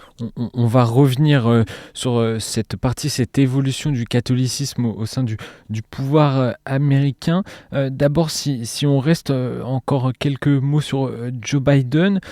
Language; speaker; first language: French; native; French